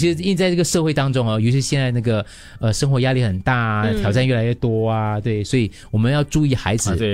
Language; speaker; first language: Chinese; native; Chinese